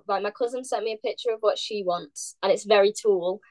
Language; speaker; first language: English; native; English